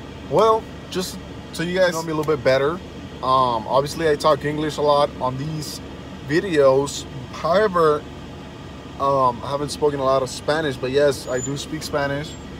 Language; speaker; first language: English; early bilingual, other home language; Spanish